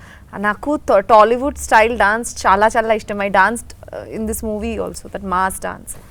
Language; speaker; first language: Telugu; non-native, learner; Bangla